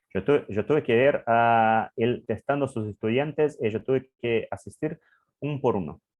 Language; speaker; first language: Spanish; non-native, learner; English